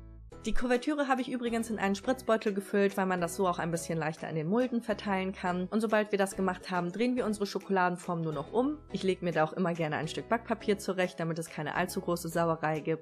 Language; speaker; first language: German; native; German